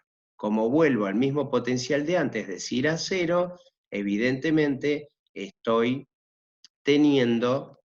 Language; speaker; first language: Spanish; native; Spanish